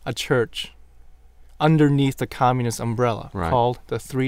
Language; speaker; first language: English; non-native, local second language; Cantonese